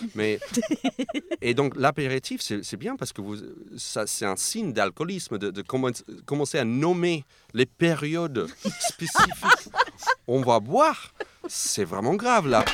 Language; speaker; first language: French; non-native, fluent; English